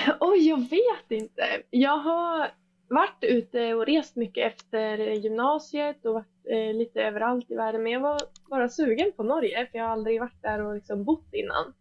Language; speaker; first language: Swedish; native; Swedish